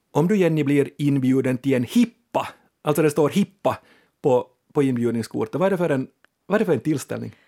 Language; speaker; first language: Swedish; native; Swedish